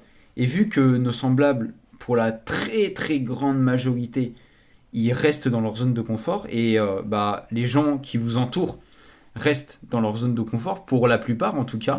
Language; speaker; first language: French; native; French